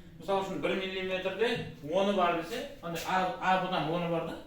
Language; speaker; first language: Uzbek; non-native, local second language; Kara-Kalpak